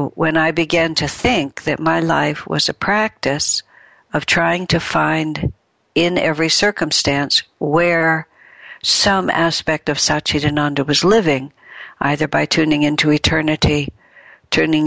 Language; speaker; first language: English; native; English